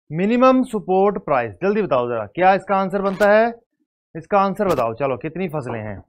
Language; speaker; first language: Hindi; native; Hindi